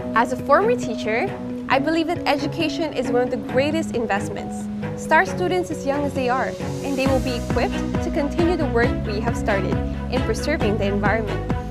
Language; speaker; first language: English; non-native, local second language; Filipino